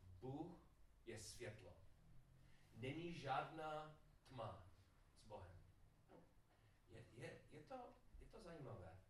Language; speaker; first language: Czech; non-native, learner; English